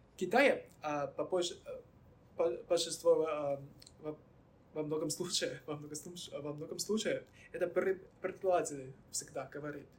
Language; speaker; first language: Russian; non-native, fluent; Chinese